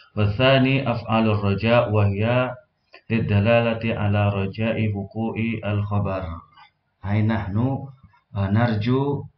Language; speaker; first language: Arabic; non-native, fluent; Indonesian